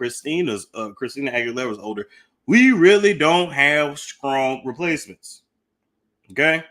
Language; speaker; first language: English; native; English